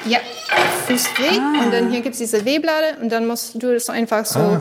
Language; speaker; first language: German; non-native, learner; English